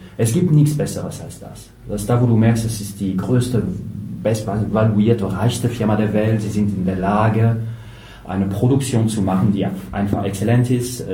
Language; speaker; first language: German; non-native, fluent; French